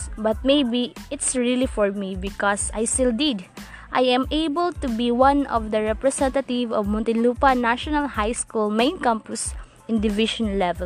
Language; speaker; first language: English; non-native, local second language; Cebuano